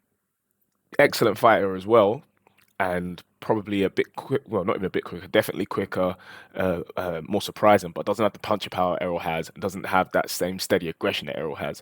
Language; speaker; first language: English; native; English